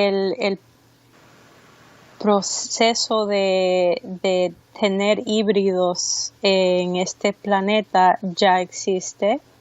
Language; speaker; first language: Spanish; early bilingual, heritage; Spanish